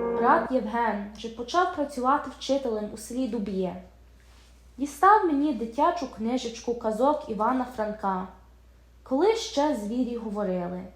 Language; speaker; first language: Ukrainian; early bilingual, heritage; Ukrainian